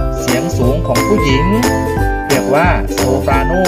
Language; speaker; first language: Thai; native; Thai